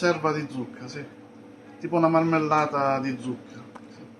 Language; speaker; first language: Italian; native; Italian